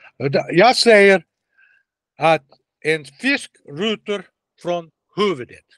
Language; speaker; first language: Swedish; non-native, learner; Russian